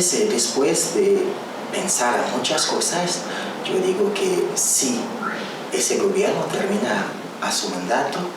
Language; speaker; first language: Spanish; non-native, learner; Haitian Creole